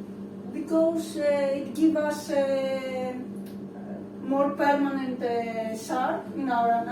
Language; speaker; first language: English; non-native, learner; Greek